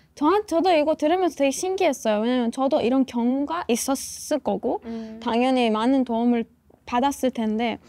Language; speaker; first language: Korean; non-native, fluent; Persian